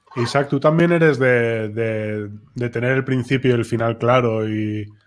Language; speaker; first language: Spanish; native; Spanish